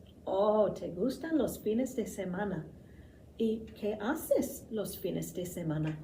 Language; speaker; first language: Spanish; non-native, fluent; English